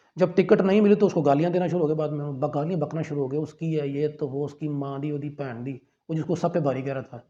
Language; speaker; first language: Urdu; non-native, local second language; Punjabi